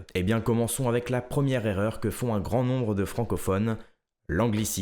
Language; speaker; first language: French; native; French